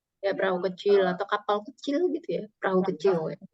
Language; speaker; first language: Indonesian; native; Indonesian